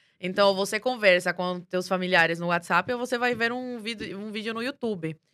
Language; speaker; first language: Portuguese; early bilingual, other home language; Spanish